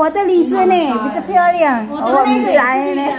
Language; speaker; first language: Chinese; non-native, learner; Javanese